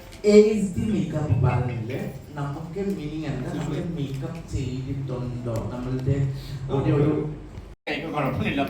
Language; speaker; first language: Malayalam; non-native, local second language; Assamese